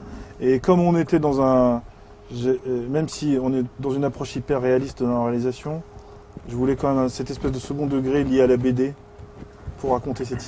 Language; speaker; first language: French; native; French